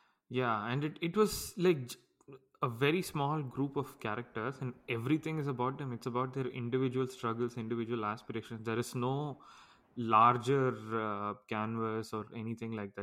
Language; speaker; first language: English; non-native, local second language; Tamil